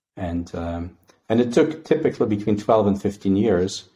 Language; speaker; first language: English; non-native, fluent; Polish